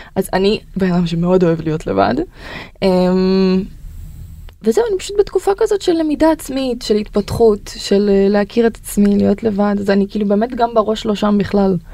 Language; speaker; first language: Hebrew; early bilingual, other home language; Russian